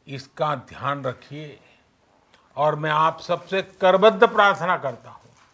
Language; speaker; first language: Hindi; non-native, local second language; Gujarati